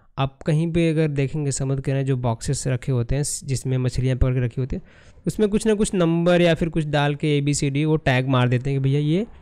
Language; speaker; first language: Hindi; native; Hindi